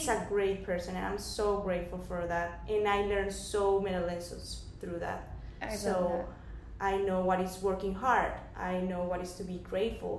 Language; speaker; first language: English; non-native, fluent; Spanish